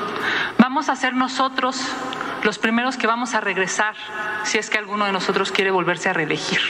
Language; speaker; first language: Spanish; native; Spanish